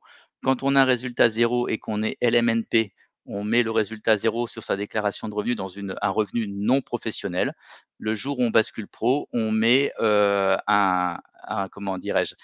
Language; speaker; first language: French; native; French